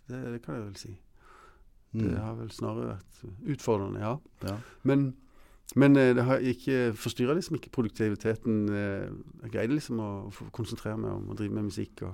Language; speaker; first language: Norwegian; early bilingual, other home language; English